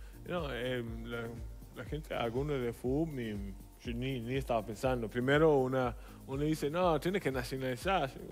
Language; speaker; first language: Spanish; non-native, learner; English